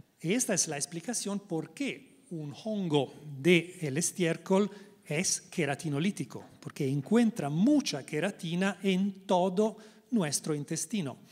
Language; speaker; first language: Spanish; non-native, learner; Italian